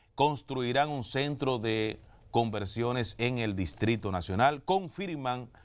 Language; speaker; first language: Spanish; native; Spanish